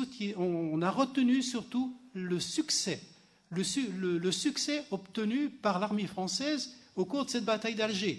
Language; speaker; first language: French; native; French